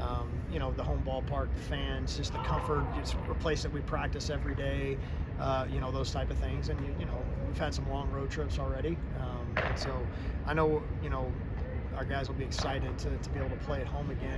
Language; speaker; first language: English; native; English